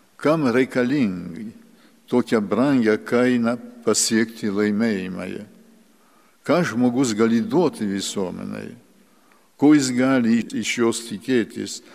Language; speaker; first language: Lithuanian; early bilingual, heritage; Lithuanian